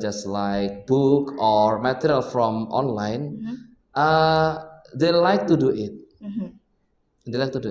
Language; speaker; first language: English; non-native, learner; Indonesian